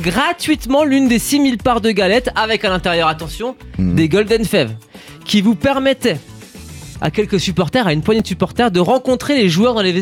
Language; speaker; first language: French; native; French